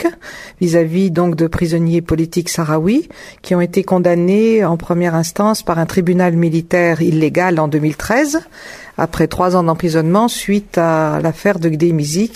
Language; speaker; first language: French; native; French